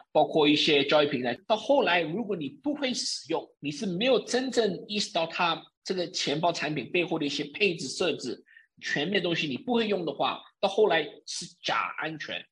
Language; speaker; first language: Chinese; early bilingual, heritage; Chinese